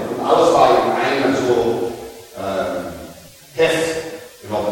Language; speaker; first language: German; non-native, learner; English